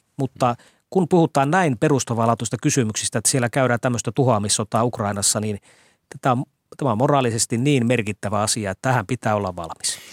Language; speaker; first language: Finnish; native; Finnish